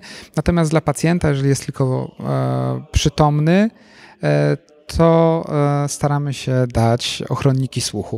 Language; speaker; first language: Polish; native; Polish